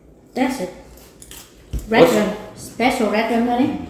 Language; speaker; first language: English; non-native, learner; Vietnamese